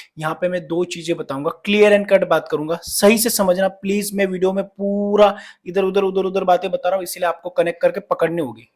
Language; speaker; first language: Hindi; non-native, local second language; Marathi